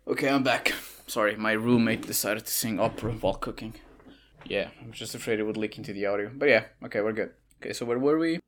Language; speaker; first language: English; non-native, fluent; Portuguese